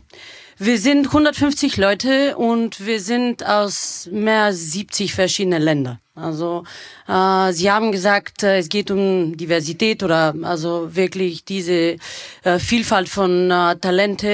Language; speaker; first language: German; non-native, fluent; Bulgarian